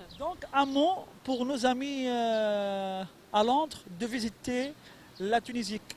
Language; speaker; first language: French; non-native, local second language; Arabic